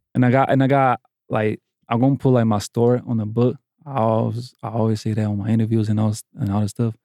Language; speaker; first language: English; non-native, fluent; Portuguese